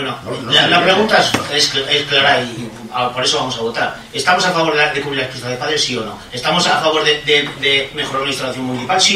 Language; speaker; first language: Spanish; native; Spanish